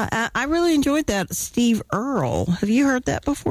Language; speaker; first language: English; native; English